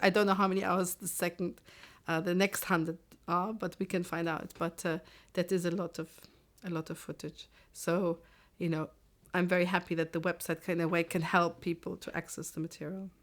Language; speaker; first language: English; non-native, fluent; German